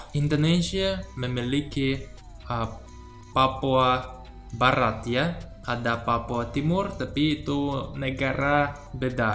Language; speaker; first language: Indonesian; non-native, learner; Russian